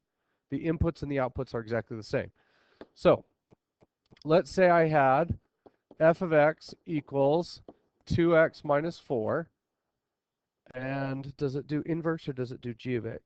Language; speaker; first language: English; native; English